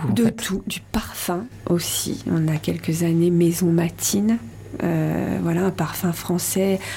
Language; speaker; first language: French; native; French